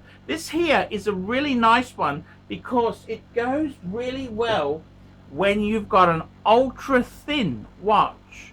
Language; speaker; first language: English; native; English